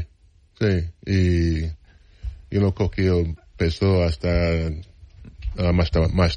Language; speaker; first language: Spanish; non-native, fluent; English